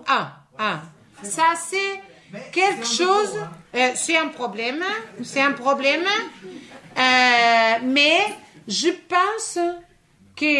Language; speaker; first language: French; non-native, fluent; Portuguese